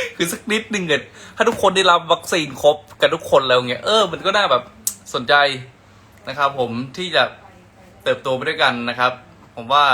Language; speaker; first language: Thai; native; Thai